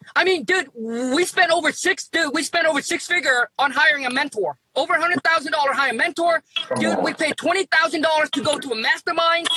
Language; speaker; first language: English; early bilingual, other home language; Vietnamese